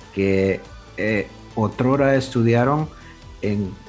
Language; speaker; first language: Spanish; native; Spanish